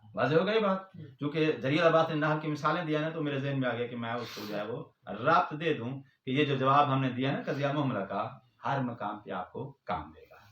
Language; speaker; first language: Urdu; non-native, local second language; Punjabi